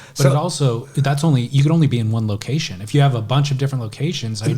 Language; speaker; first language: English; native; English